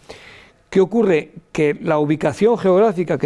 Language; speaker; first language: Spanish; native; Spanish